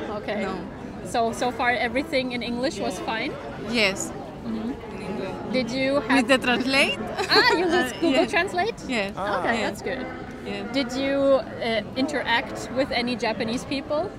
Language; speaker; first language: English; non-native, fluent; German